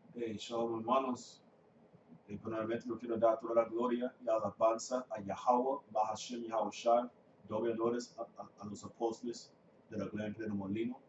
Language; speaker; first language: Spanish; non-native, fluent; English